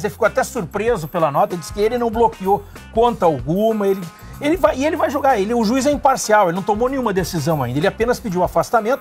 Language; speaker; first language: Portuguese; native; Portuguese